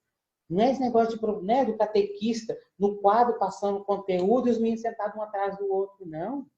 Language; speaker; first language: Portuguese; native; Portuguese